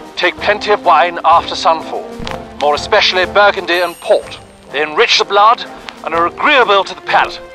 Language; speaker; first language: English; native; English